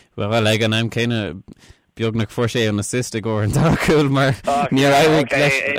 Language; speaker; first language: Irish; non-native, local second language; English